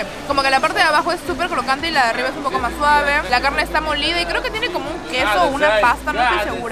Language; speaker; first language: Spanish; native; Spanish